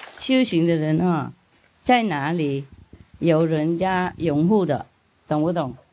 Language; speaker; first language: Chinese; non-native, fluent; Vietnamese